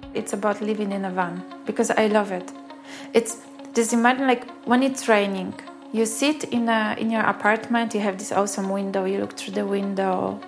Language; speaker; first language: English; non-native, fluent; Polish